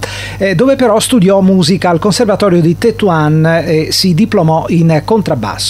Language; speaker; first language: Italian; native; Italian